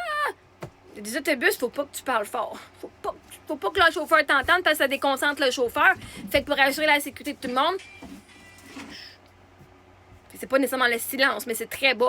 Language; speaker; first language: French; native; French